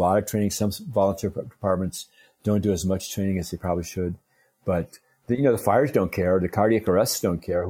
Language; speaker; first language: English; native; English